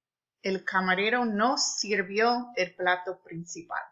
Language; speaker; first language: Spanish; non-native, fluent; English